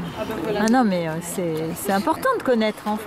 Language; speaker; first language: French; native; French